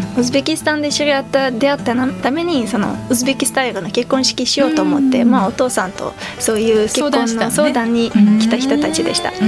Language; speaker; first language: Japanese; non-native, fluent; Uzbek